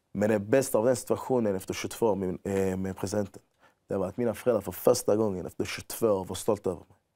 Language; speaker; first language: Swedish; early bilingual, other home language; Persian